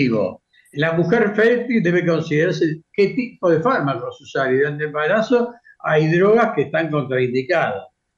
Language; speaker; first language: Spanish; native; Spanish